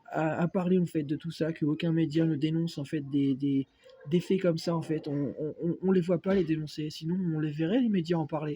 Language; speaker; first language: French; native; French